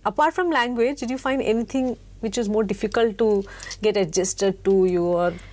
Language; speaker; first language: English; non-native, local second language; Malayalam